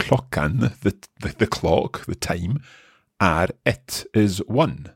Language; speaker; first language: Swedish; non-native, learner; English